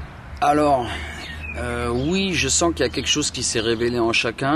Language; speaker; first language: French; native; French